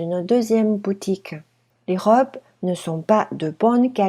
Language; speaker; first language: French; non-native, fluent; Chinese